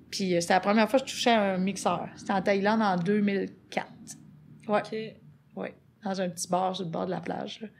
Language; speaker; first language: French; native; French